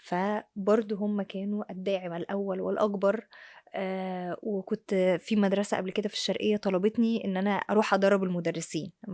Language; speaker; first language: Arabic; native; Arabic